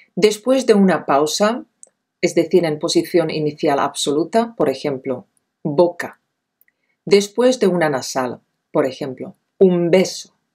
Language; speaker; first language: Spanish; non-native, fluent; Czech